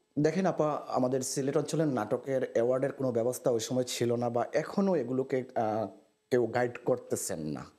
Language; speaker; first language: Bangla; native; Bangla